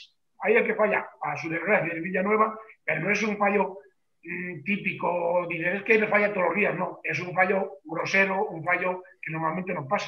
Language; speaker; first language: Spanish; native; Spanish